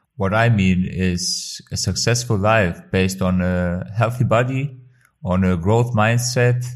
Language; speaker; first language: English; non-native, fluent; Albanian